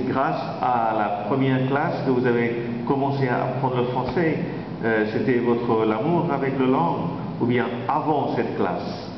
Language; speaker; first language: French; non-native, fluent; Bangla